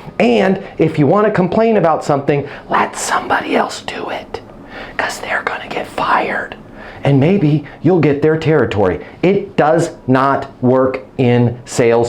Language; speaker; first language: English; native; English